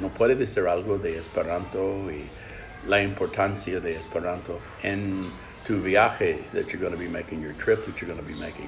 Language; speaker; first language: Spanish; non-native, fluent; English